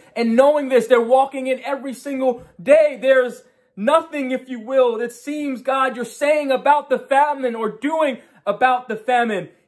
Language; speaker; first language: English; native; English